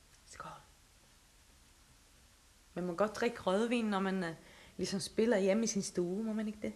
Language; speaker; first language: Danish; non-native, local second language; Faroese